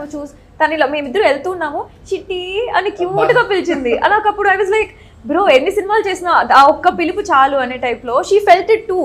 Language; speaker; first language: Telugu; native; Telugu